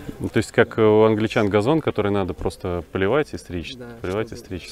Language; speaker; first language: Russian; native; Russian